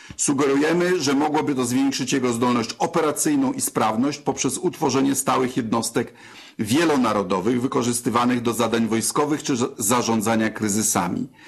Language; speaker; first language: Polish; native; Polish